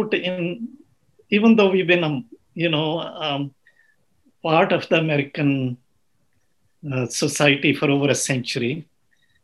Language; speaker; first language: English; non-native, local second language; Punjabi